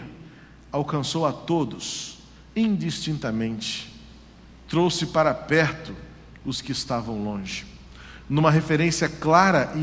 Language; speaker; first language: Portuguese; native; Portuguese